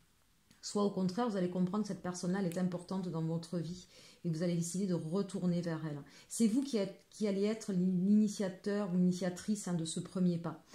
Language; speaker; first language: French; native; French